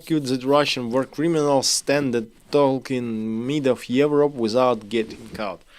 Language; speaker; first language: English; non-native, learner; Ukrainian